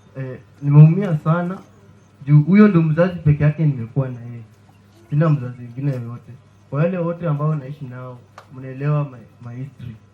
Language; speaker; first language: Swahili; non-native, local second language; Luyia